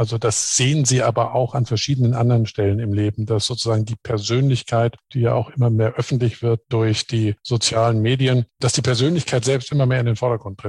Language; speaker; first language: German; native; German